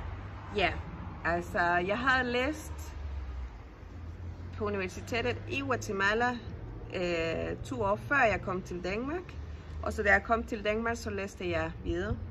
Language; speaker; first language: Danish; non-native, fluent; Spanish